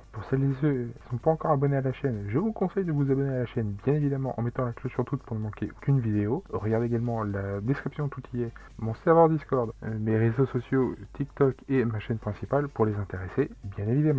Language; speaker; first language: French; native; French